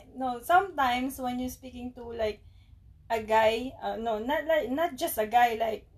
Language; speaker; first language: English; non-native, local second language; Filipino